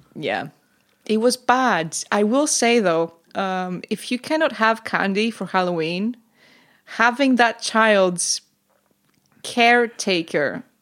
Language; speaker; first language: English; non-native, fluent; Greek